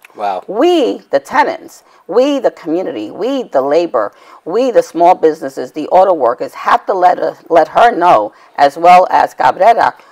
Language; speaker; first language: English; native; English